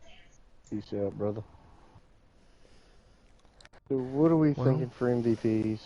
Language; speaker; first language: English; native; English